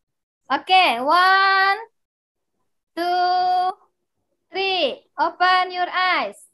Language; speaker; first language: English; non-native, learner; Indonesian